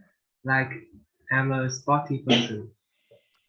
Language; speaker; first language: English; non-native, learner; Vietnamese